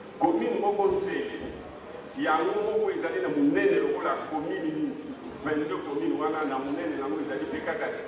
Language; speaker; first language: Lingala; non-native, local second language; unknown